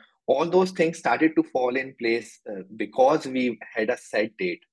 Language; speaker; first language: English; non-native, local second language; Hindi